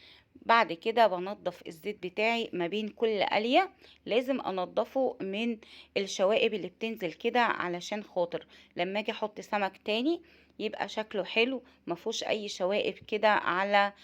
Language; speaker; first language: Arabic; native; Arabic